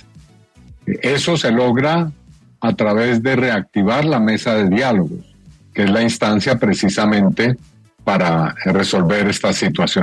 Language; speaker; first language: Spanish; native; Spanish